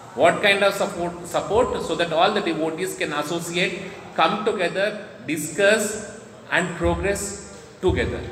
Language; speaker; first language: English; non-native, local second language; Telugu